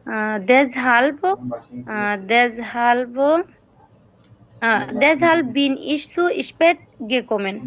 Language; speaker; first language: German; non-native, learner; Bangla